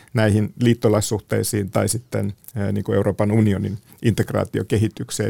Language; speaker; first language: Finnish; native; Finnish